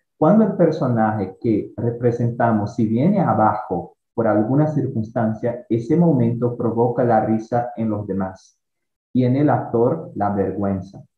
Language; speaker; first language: Spanish; non-native, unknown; Portuguese